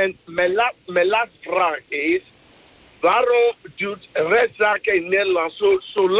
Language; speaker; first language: Dutch; non-native, learner; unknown